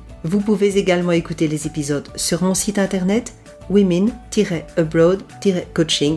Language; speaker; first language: French; native; French